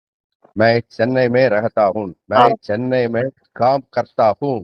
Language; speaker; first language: Hindi; non-native, learner; Tamil